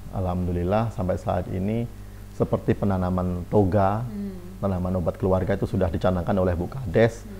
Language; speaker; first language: Indonesian; non-native, local second language; Javanese